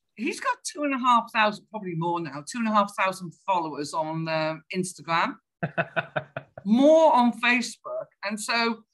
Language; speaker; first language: English; native; English